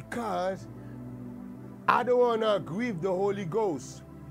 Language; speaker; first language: English; non-native, fluent; Haitian Creole